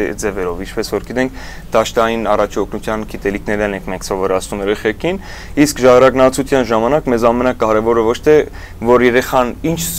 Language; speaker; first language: Armenian; early bilingual, heritage; Armenian